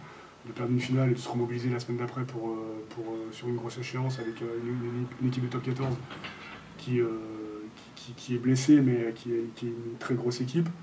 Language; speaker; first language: French; native; French